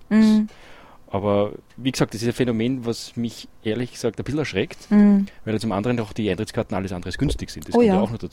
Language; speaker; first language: German; native; German